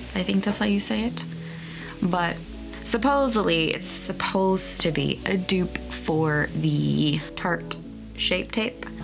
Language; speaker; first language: English; early bilingual, other home language; Spanish